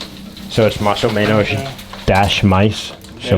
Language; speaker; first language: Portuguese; non-native, learner; English